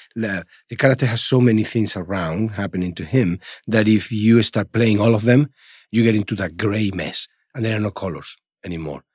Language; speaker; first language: English; non-native, fluent; Spanish